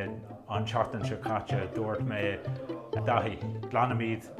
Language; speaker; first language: Irish; non-native, local second language; English